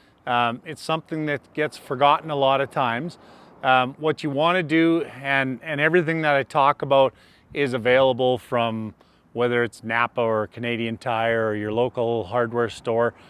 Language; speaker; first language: English; native; English